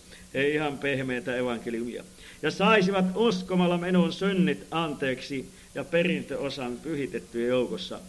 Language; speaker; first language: Finnish; native; Finnish